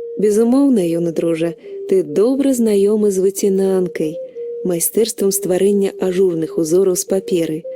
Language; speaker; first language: Belarusian; native; Belarusian